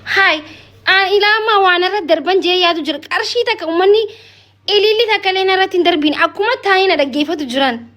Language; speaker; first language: Amharic; non-native, local second language; Oromo